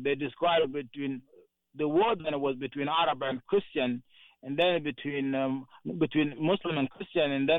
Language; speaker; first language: English; non-native, fluent; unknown